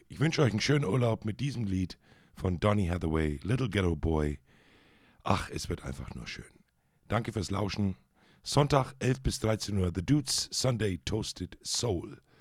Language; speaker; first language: German; native; German